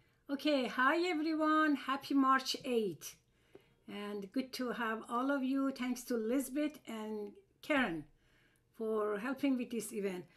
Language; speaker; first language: English; non-native, fluent; Persian